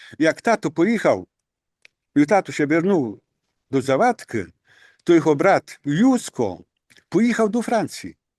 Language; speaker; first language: Ukrainian; native; Ukrainian